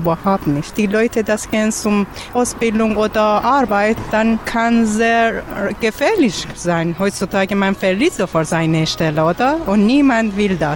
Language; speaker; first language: German; non-native, learner; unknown